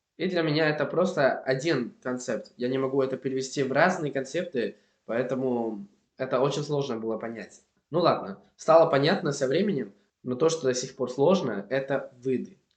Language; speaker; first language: Russian; non-native, fluent; Spanish